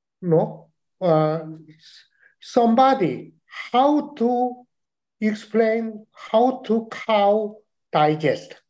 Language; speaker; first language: English; non-native, learner; Chinese